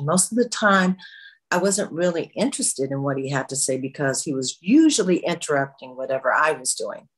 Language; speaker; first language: English; native; English